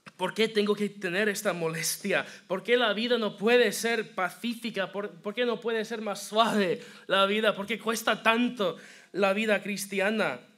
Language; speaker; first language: Spanish; non-native, fluent; English